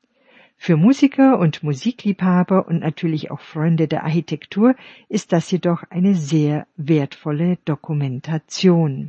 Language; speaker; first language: German; native; German